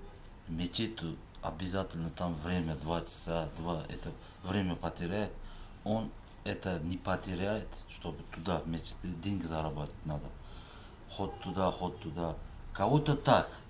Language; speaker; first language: Russian; non-native, local second language; Uzbek